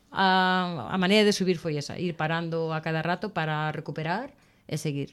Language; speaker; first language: Galician; non-native, local second language; Spanish